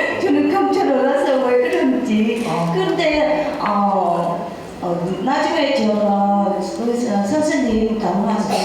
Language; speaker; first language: Korean; non-native, learner; Vietnamese